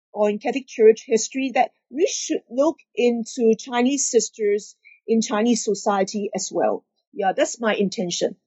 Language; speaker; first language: English; non-native, local second language; Cantonese